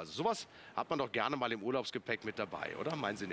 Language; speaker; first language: German; native; German